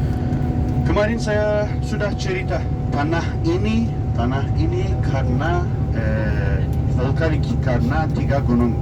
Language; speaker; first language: Indonesian; non-native, fluent; Turkish